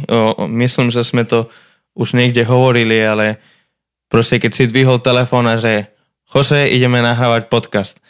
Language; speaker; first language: Slovak; non-native, fluent; Spanish